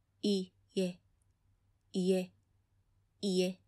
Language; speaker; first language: Japanese; non-native, fluent; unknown